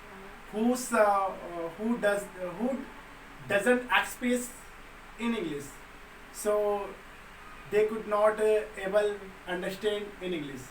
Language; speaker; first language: English; non-native, local second language; Hindi